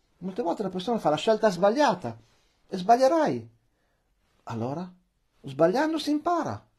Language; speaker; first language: Italian; early bilingual, other home language; Persian